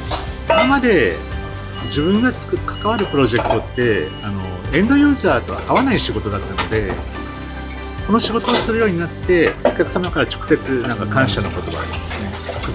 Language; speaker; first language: Japanese; native; Japanese